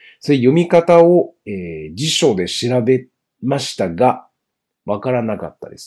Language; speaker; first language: Japanese; non-native, fluent; Chinese